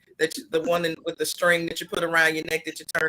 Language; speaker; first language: English; native; English